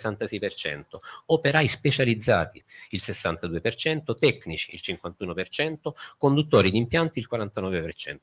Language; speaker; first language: Italian; native; Italian